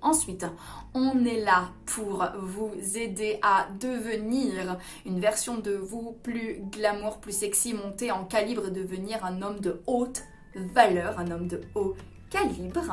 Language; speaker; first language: French; native; French